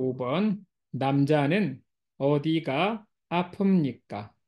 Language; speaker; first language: Korean; non-native, fluent; English